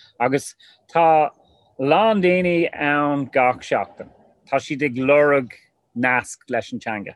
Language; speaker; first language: Irish; non-native, local second language; English